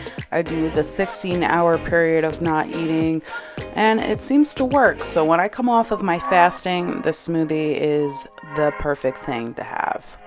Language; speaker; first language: English; native; English